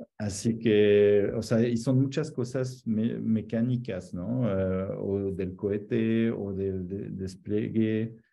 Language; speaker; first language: Spanish; non-native, fluent; French